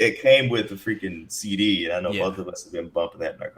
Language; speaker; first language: English; native; English